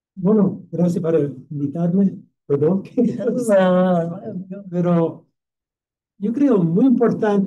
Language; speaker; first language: Spanish; non-native, fluent; English